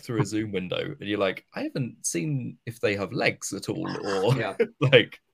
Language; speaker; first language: English; native; English